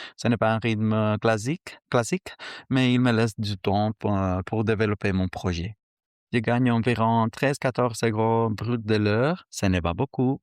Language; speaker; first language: French; non-native, fluent; Spanish